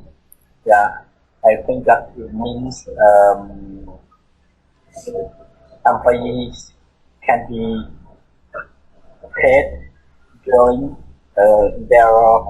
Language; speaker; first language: English; non-native, learner; Vietnamese